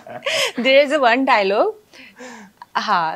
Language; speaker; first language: Telugu; non-native, learner; Hindi